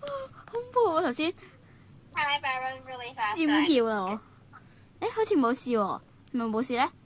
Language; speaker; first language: Chinese; native; Chinese